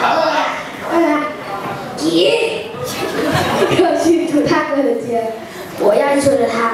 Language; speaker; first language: Chinese; non-native, learner; Thai